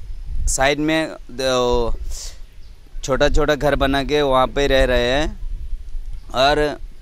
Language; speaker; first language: Hindi; non-native, local second language; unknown